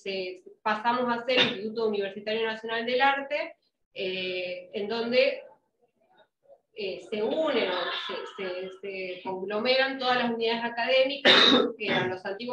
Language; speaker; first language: Spanish; native; Spanish